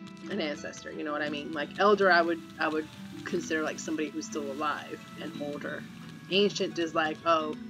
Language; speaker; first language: English; early bilingual, other home language; Spanish